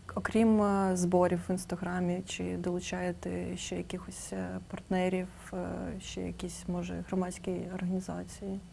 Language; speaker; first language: Ukrainian; native; Ukrainian